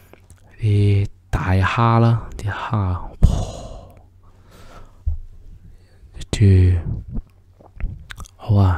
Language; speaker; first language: Cantonese; early bilingual, heritage; Cantonese